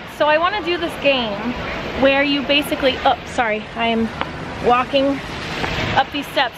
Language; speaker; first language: English; native; English